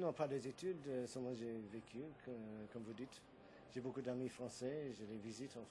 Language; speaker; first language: French; non-native, fluent; English